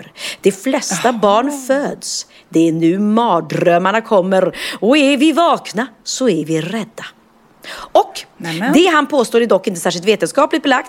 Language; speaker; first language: Swedish; native; Swedish